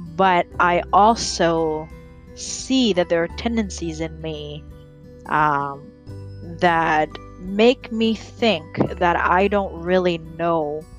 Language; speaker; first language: English; early bilingual, other home language; Rundi